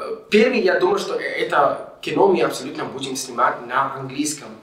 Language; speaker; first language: Russian; non-native, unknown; English